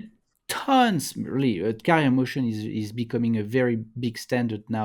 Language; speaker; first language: English; non-native, fluent; French